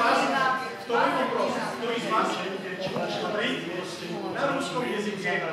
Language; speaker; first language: Russian; non-native, fluent; Catalan